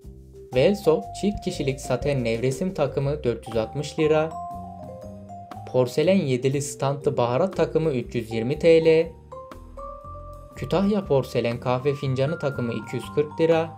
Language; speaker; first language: Turkish; native; Turkish